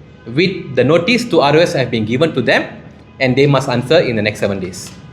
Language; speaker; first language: English; non-native, local second language; Tamil